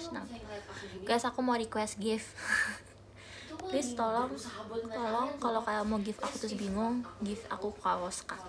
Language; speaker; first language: Indonesian; native; Indonesian